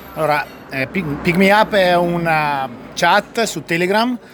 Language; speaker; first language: Italian; native; Italian